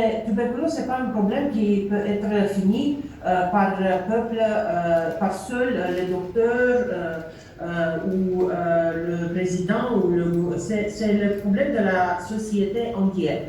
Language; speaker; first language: French; non-native, learner; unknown